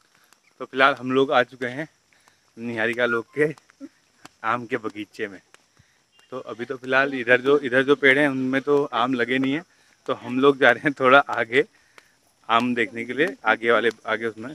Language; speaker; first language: Hindi; native; Hindi